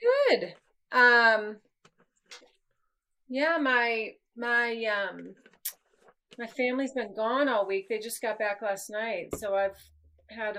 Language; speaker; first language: English; native; English